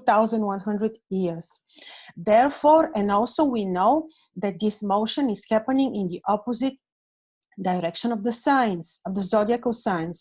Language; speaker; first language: English; non-native, fluent; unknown